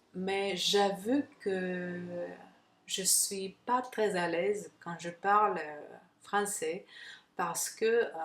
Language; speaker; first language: French; non-native, fluent; Russian